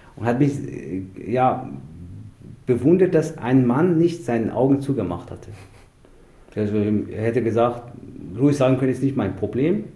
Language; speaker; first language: German; non-native, fluent; Persian